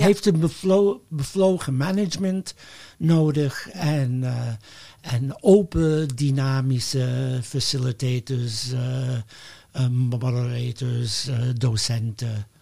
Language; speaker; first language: Dutch; non-native, fluent; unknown